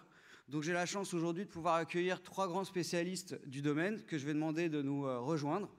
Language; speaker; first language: French; native; French